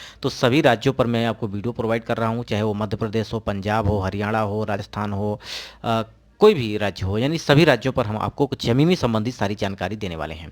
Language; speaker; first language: Hindi; native; Hindi